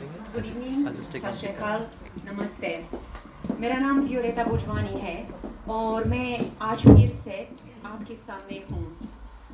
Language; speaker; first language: Hindi; non-native, fluent; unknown